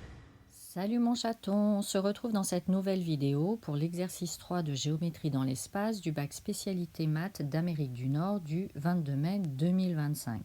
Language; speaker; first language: French; native; French